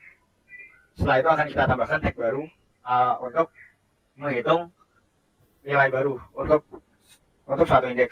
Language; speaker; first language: Indonesian; native; Indonesian